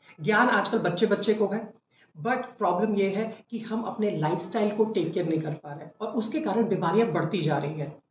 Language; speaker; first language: Hindi; native; Hindi